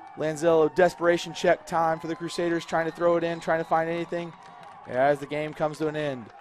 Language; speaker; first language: English; native; English